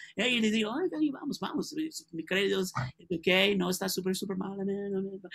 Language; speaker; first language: Spanish; non-native, learner; English